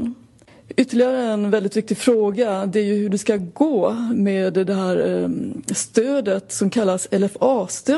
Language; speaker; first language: Swedish; native; Swedish